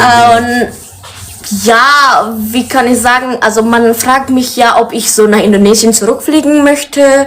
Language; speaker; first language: German; early bilingual, other home language; Indonesian